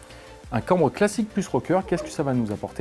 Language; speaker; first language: French; native; French